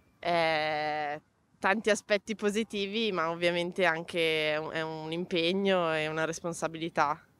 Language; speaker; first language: Italian; native; Italian